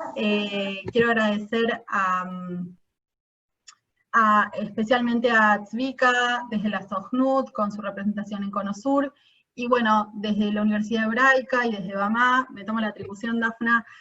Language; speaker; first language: Spanish; native; Spanish